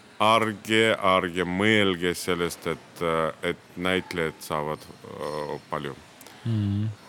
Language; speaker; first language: Estonian; non-native, local second language; Russian